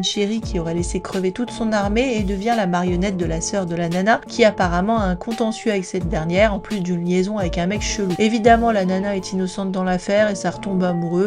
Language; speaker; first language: French; native; French